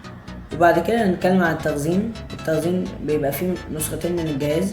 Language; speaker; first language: Arabic; native; Arabic